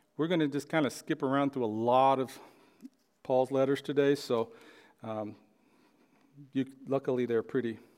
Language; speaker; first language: English; native; English